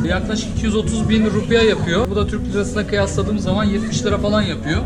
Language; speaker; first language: Turkish; native; Turkish